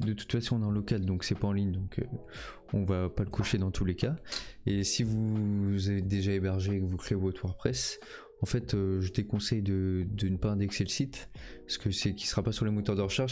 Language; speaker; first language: French; native; French